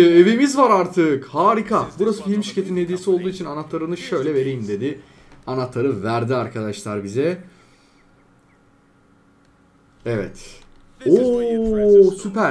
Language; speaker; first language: Turkish; native; Turkish